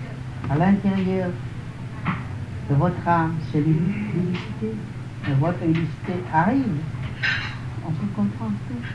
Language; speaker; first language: French; non-native, learner; Vietnamese